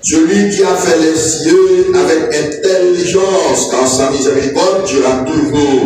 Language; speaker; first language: French; non-native, local second language; Haitian Creole